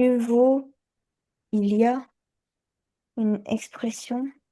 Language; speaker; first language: French; early bilingual, other home language; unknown